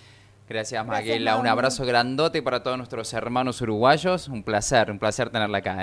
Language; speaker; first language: Spanish; native; Spanish